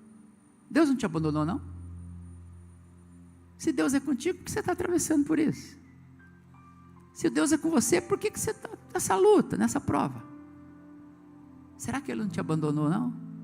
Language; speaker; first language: Portuguese; native; Portuguese